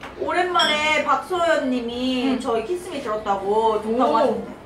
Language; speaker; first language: Korean; native; Korean